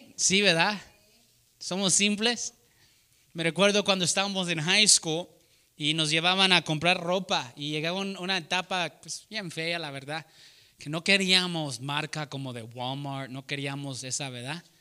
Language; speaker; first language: Spanish; early bilingual, heritage; Spanish